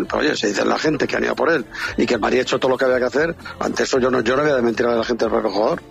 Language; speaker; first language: Spanish; native; Spanish